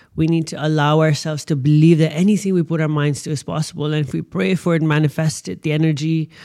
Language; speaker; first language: English; non-native, local second language; Urdu